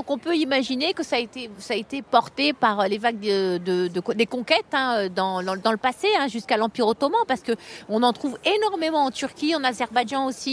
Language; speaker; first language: French; native; French